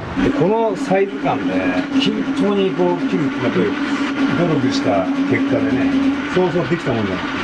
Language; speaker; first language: Japanese; native; Japanese